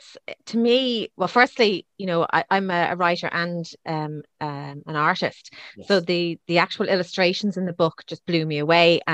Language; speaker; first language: English; native; English